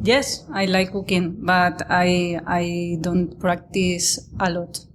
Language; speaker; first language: English; non-native, learner; Spanish